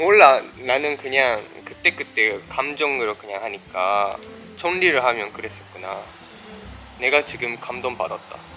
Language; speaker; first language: Korean; non-native, fluent; Japanese